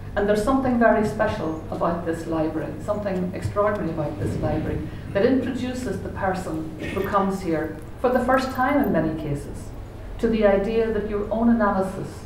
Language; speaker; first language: English; native; English